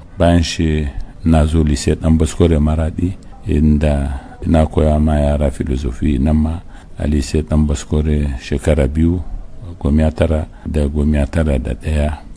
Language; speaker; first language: Hausa; non-native, local second language; Arabic